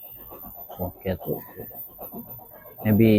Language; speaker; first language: English; non-native, learner; Indonesian